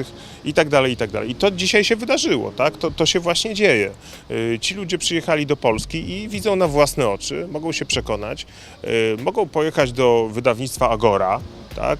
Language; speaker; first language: Polish; native; Polish